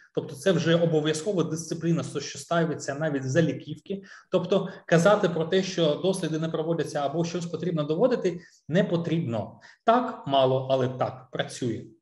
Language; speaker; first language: Ukrainian; non-native, local second language; Russian